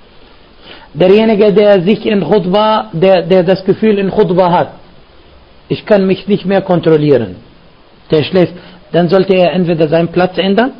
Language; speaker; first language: German; non-native, fluent; Arabic